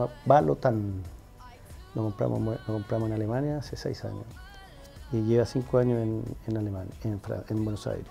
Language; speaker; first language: Spanish; native; Spanish